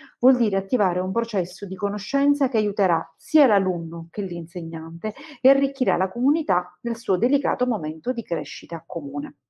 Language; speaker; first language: Italian; native; Italian